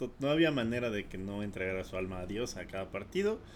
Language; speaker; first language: Spanish; native; Spanish